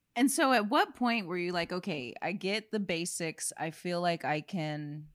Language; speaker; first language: English; native; English